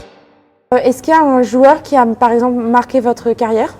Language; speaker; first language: French; native; French